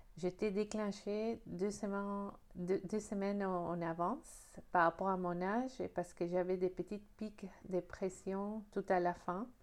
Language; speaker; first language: French; non-native, fluent; Spanish